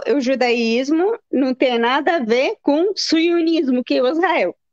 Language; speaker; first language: Portuguese; non-native, fluent; Arabic